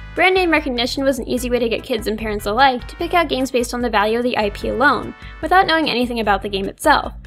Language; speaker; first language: English; native; English